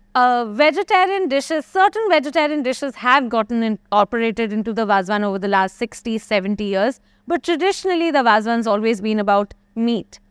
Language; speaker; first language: English; non-native, local second language; Kashmiri